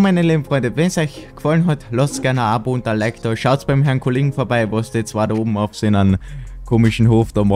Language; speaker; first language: German; native; German